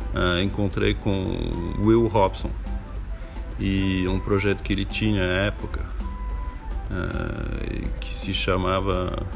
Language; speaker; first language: Portuguese; non-native, fluent; French